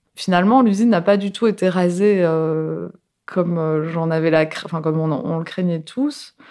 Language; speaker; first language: French; native; French